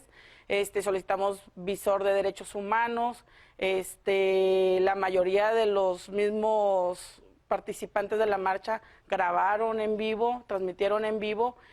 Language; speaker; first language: Spanish; native; Spanish